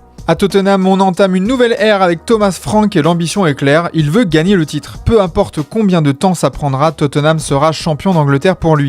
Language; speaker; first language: French; native; French